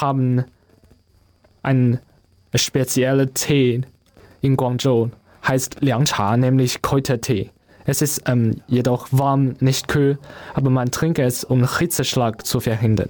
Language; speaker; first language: German; non-native, learner; Chinese